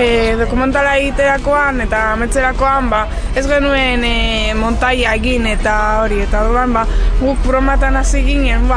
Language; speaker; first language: Basque; non-native, local second language; Spanish